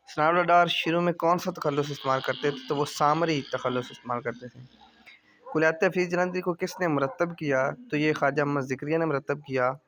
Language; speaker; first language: Urdu; native; Urdu